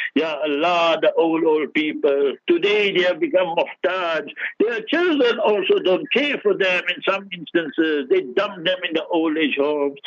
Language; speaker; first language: English; early bilingual, other home language; Urdu